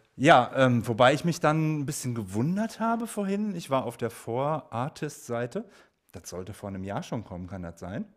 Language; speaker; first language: German; native; German